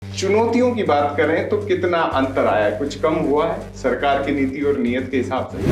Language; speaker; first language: Hindi; native; Hindi